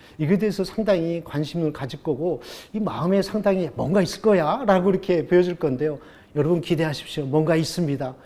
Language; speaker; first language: Korean; native; Korean